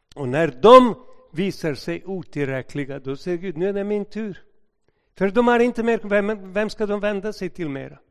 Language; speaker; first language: Swedish; non-native, fluent; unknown